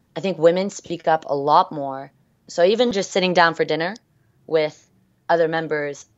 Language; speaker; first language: English; early bilingual, other home language; French